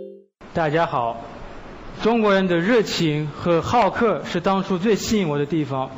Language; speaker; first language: Chinese; non-native, fluent; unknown